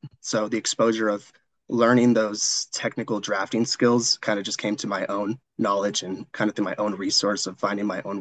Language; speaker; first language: English; native; English